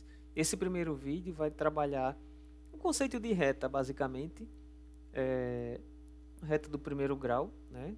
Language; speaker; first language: Portuguese; native; Portuguese